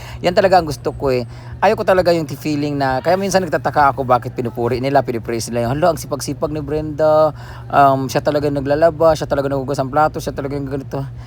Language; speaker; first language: Filipino; non-native, local second language; Cebuano